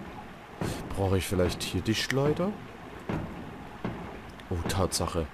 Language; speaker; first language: German; native; German